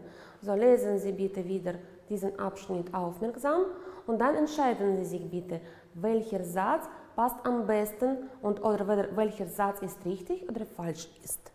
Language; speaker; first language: German; non-native, fluent; Uzbek